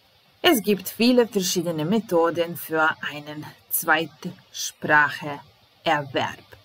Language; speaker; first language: German; non-native, fluent; Serbian